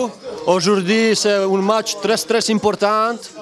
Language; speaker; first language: French; non-native, learner; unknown